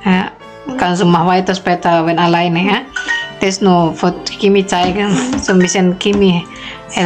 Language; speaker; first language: German; non-native, learner; Indonesian